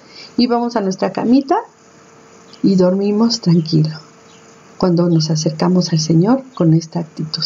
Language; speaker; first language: Spanish; native; Spanish